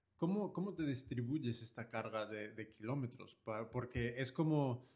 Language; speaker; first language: Spanish; native; Spanish